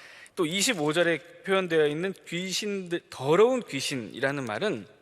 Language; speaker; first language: Korean; native; Korean